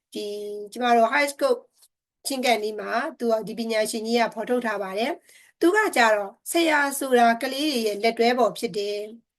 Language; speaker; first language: Burmese; native; Burmese